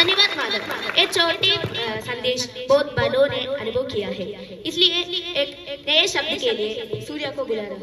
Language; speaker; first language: Hindi; non-native, local second language; Malayalam